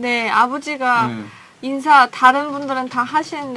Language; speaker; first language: Korean; native; Korean